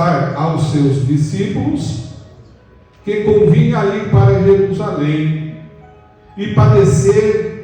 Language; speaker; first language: Portuguese; native; Portuguese